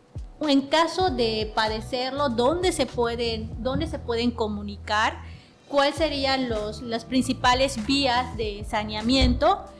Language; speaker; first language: Spanish; native; Spanish